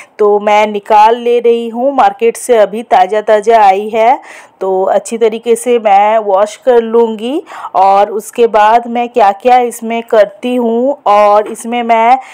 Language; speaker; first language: Hindi; non-native, local second language; Bangla